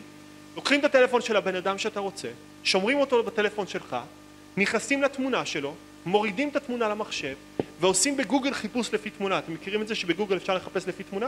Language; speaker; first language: Hebrew; native; Hebrew